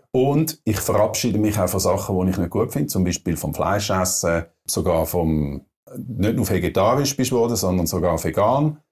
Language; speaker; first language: German; native; German